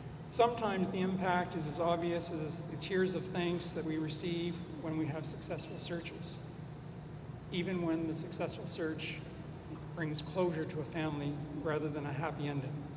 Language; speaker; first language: English; native; English